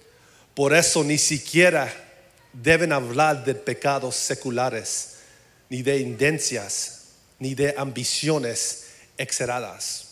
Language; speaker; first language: Spanish; early bilingual, heritage; English